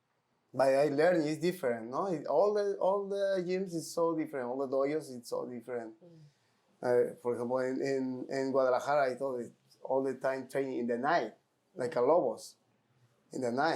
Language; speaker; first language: English; non-native, learner; Spanish